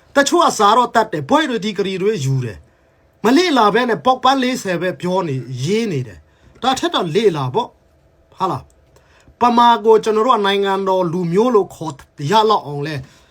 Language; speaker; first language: Burmese; non-native, local second language; Hakha Chin